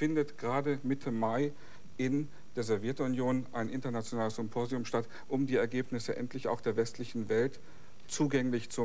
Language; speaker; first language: German; native; German